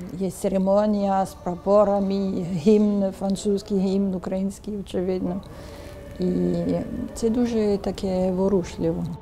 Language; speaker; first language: Ukrainian; non-native, fluent; French